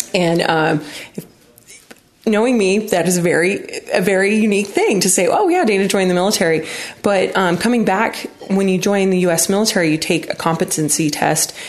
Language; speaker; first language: English; native; English